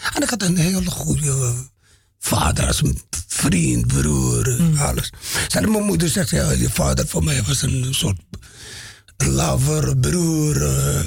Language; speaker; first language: Dutch; non-native, fluent; Arabic